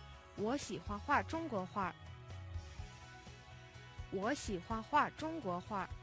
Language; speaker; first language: Chinese; non-native, fluent; Mongolian